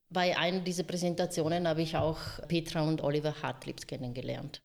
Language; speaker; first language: German; non-native, fluent; Italian